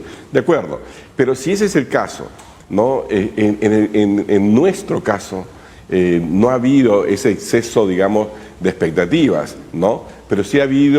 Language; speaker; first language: Spanish; native; Spanish